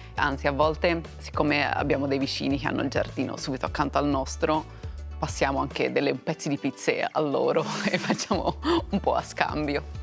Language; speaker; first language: Italian; native; Italian